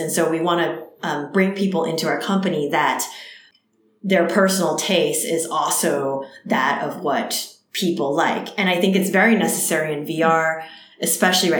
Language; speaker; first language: English; early bilingual, other home language; Cantonese